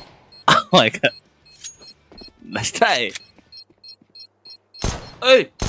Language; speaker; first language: English; non-native, learner; Sundanese